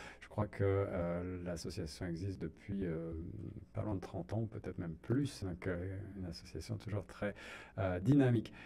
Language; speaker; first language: French; native; French